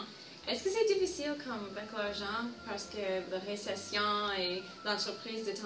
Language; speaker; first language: French; non-native, learner; English